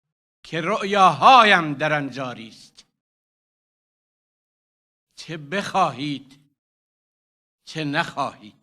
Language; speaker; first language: Persian; non-native, local second language; Arabic